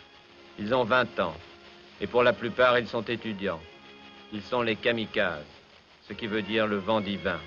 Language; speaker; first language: French; native; French